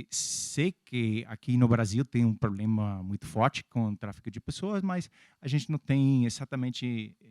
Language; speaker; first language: Portuguese; non-native, fluent; English